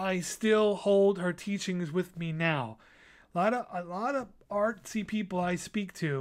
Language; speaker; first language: English; native; English